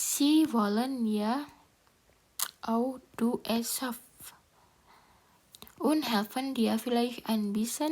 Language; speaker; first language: German; non-native, learner; Indonesian